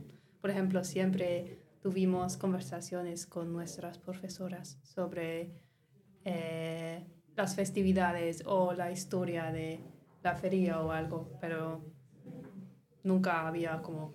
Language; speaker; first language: Spanish; non-native, learner; English